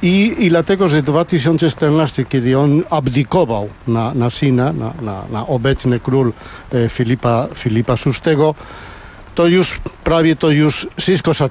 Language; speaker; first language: Polish; non-native, learner; Spanish